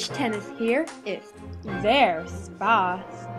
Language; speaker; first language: German; non-native, learner; English